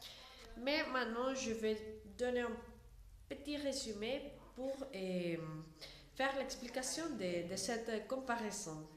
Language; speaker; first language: French; non-native, learner; Spanish